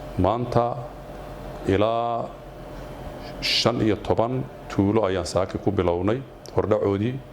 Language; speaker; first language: Somali; native; Somali